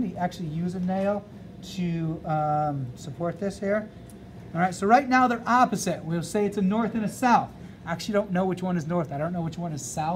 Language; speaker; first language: English; native; English